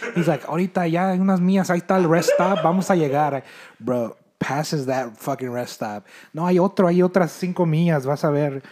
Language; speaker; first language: Spanish; early bilingual, heritage; Spanish